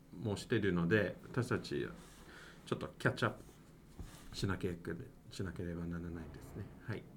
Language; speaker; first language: Japanese; non-native, fluent; English